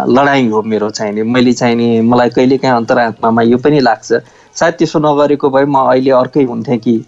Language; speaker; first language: Nepali; native; Nepali